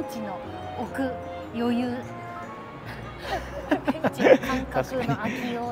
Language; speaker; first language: Japanese; native; Japanese